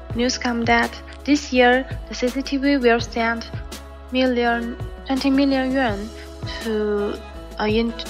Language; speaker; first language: English; non-native, learner; Chinese